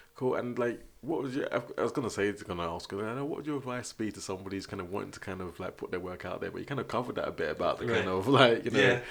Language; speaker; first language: English; native; English